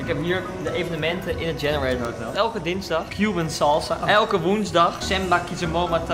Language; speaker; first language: Dutch; native; Dutch